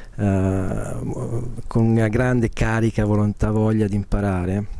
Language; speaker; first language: Italian; native; Italian